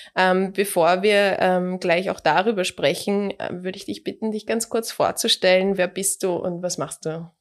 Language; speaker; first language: German; native; German